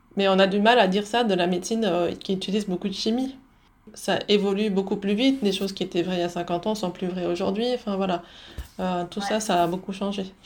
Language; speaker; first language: French; early bilingual, other home language; Dutch